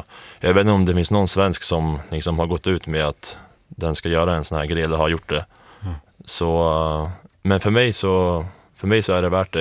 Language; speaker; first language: Swedish; native; Swedish